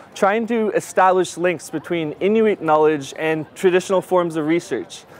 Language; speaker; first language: English; native; English